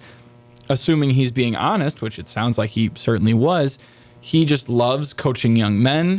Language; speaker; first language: English; native; English